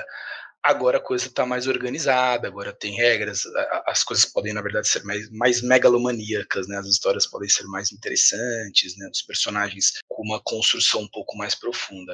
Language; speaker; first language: Portuguese; native; Portuguese